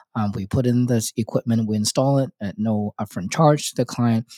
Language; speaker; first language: English; non-native, local second language; Cantonese